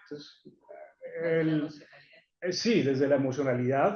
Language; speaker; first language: Spanish; native; Spanish